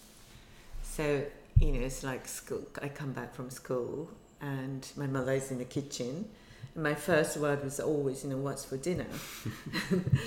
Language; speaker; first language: English; non-native, fluent; Japanese